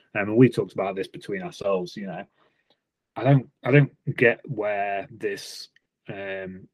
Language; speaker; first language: English; native; English